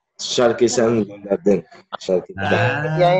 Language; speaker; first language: Turkish; non-native, learner; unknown